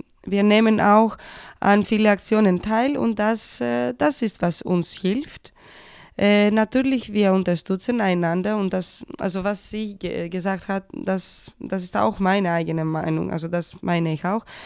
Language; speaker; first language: German; non-native, fluent; Greek